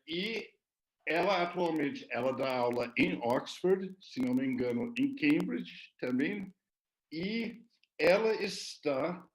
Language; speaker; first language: Portuguese; non-native, fluent; English